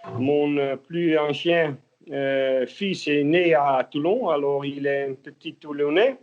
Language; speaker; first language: French; non-native, learner; Dutch